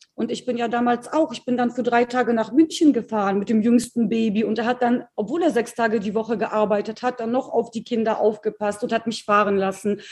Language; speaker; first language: German; early bilingual, other home language; Polish